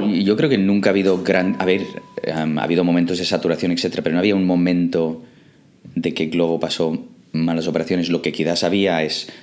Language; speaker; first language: Spanish; non-native, fluent; English